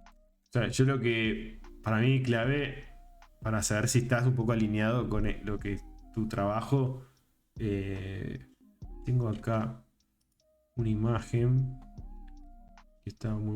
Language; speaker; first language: Spanish; native; Spanish